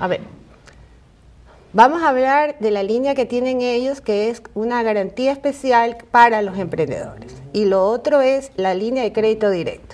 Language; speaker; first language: Spanish; native; Spanish